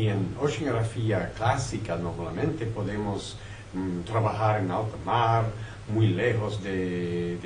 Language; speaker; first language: Spanish; non-native, fluent; French